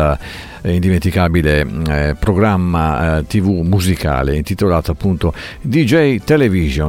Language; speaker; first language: Italian; native; Italian